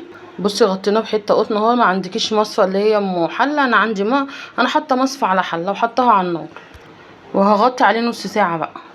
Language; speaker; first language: Arabic; native; Arabic